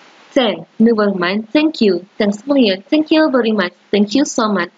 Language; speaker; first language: English; non-native, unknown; Indonesian